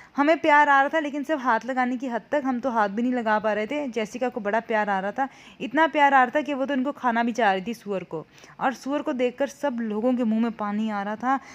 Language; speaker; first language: Urdu; native; Urdu